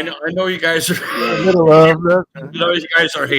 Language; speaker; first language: English; native; English